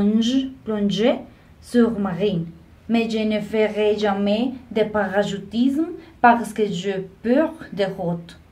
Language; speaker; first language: French; non-native, learner; Spanish